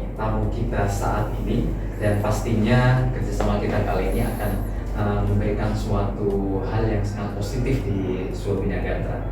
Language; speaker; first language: Indonesian; non-native, local second language; Javanese